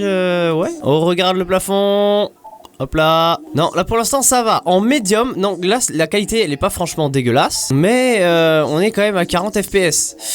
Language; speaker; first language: French; native; French